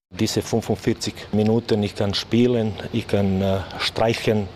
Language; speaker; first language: German; non-native, learner; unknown